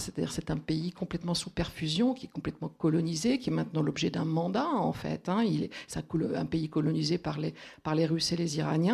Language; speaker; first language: French; native; French